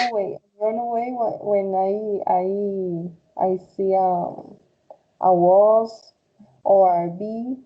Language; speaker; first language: English; non-native, fluent; Spanish